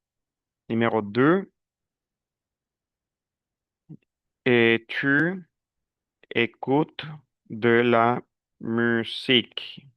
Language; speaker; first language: French; non-native, fluent; Spanish